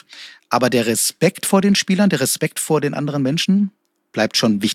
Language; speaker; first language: German; native; German